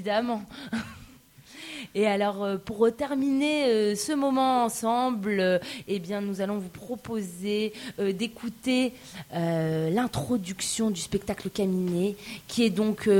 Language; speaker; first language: French; native; French